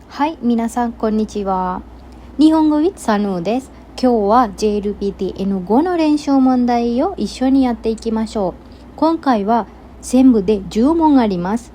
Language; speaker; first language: Japanese; non-native, fluent; Sinhala